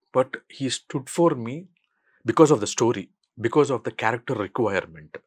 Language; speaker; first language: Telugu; native; Telugu